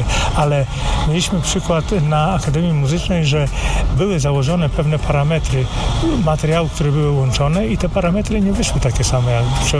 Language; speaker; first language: Polish; native; Polish